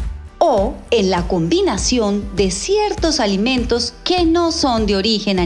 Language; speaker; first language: Spanish; native; Spanish